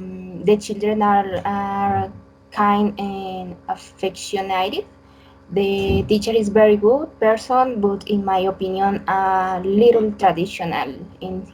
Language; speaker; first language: English; non-native, learner; Spanish